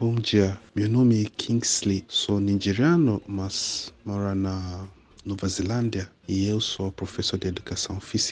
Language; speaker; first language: Portuguese; non-native, learner; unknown